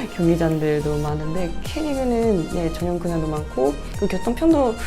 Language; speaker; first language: Korean; non-native, fluent; Japanese